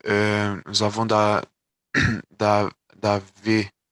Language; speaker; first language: French; non-native, learner; Portuguese